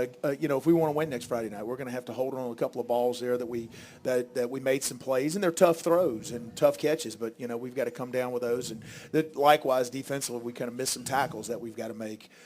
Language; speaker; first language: English; native; English